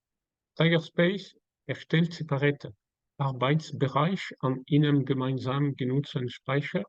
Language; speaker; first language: German; non-native, learner; French